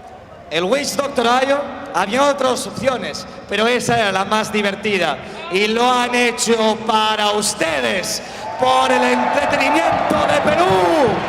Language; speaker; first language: Spanish; non-native, fluent; English